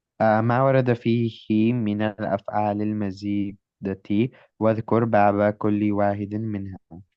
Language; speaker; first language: Arabic; non-native, learner; Urdu